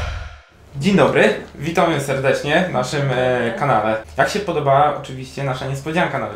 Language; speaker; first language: Polish; native; Polish